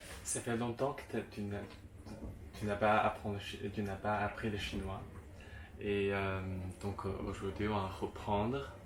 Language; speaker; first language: French; non-native, fluent; Chinese